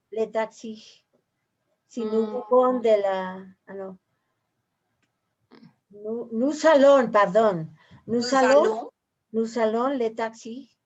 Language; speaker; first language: French; non-native, learner; Spanish